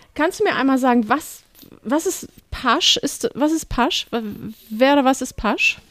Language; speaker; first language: German; native; German